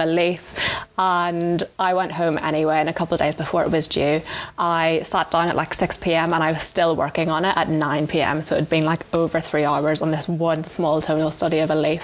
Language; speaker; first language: English; native; English